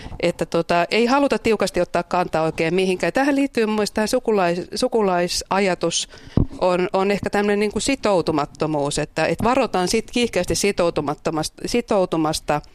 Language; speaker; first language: Finnish; native; Finnish